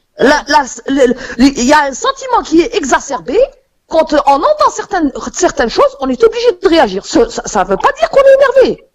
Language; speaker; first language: French; non-native, local second language; Kabyle